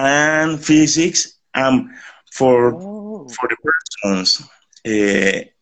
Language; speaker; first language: English; non-native, learner; Spanish